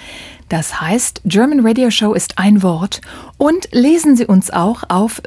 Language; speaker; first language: German; native; German